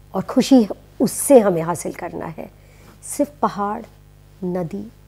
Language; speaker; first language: Hindi; native; Hindi